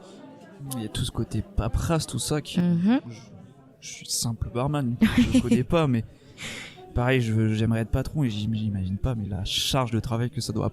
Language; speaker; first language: French; native; French